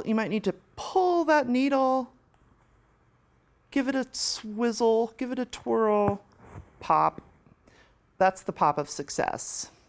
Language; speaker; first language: English; native; English